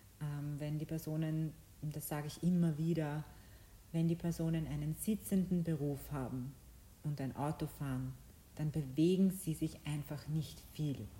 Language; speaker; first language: German; early bilingual, other home language; Bosnian